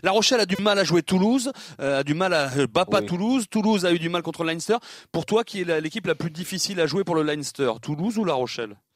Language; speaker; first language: French; native; French